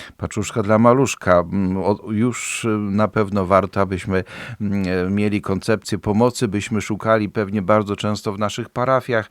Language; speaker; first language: Polish; native; Polish